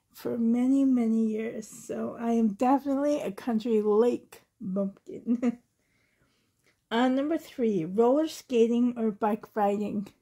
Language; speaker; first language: English; native; English